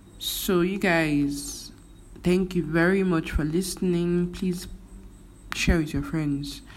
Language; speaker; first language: English; non-native, local second language; Igbo